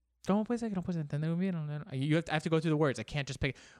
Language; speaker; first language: English; native; English